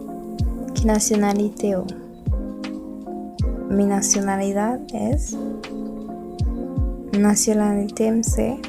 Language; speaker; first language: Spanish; non-native, learner; Haitian Creole